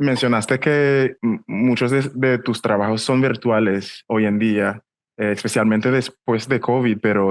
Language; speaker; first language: Spanish; non-native, fluent; English